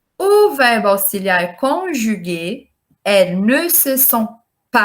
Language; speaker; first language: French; non-native, fluent; Portuguese